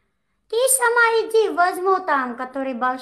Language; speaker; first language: Russian; non-native, learner; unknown